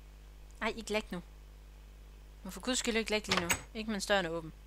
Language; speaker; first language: Danish; native; Danish